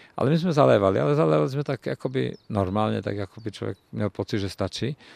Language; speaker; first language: Czech; native; Czech